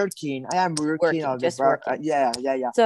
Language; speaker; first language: English; non-native, learner; Spanish